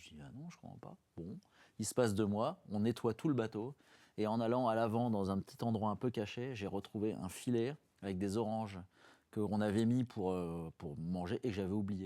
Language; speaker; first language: French; native; French